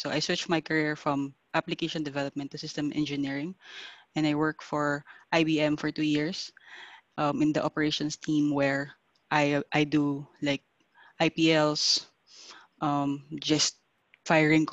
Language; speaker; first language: English; non-native, local second language; Filipino